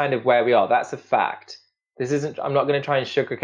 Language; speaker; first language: English; native; English